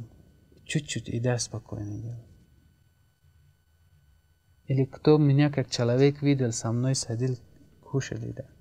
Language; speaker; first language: Russian; non-native, learner; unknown